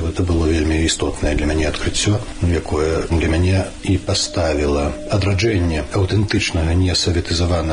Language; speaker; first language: Belarusian; native; Belarusian